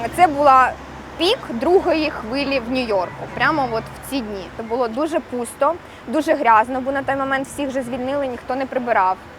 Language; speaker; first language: Ukrainian; non-native, local second language; Russian